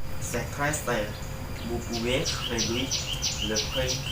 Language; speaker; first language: French; non-native, learner; Lao